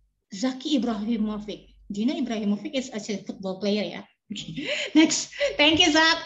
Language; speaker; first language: English; non-native, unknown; Indonesian